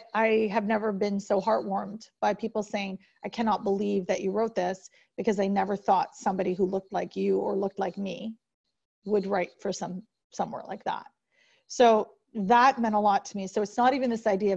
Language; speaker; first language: English; native; English